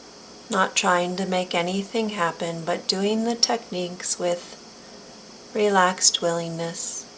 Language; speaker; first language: English; native; English